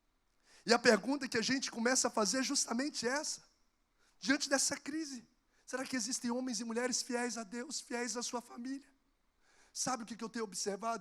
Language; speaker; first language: Portuguese; native; Portuguese